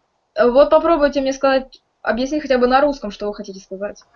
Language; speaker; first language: Russian; native; Russian